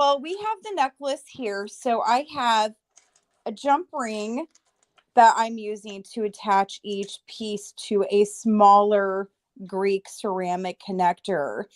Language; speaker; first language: English; native; English